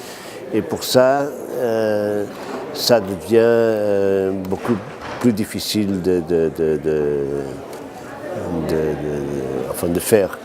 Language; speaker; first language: French; non-native, fluent; Portuguese